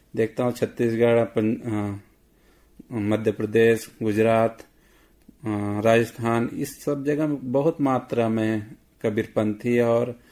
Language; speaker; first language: Hindi; native; Hindi